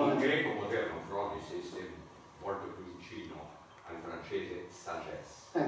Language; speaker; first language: Italian; non-native, learner; Greek